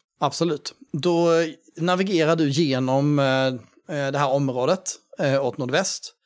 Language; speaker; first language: Swedish; native; Swedish